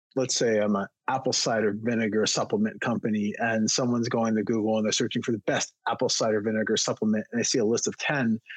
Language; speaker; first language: English; native; English